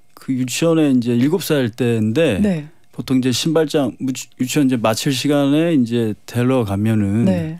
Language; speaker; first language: Korean; native; Korean